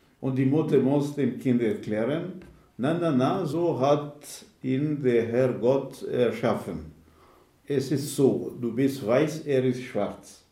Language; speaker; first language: German; non-native, fluent; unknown